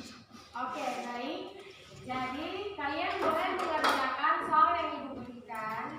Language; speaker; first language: Indonesian; native; Indonesian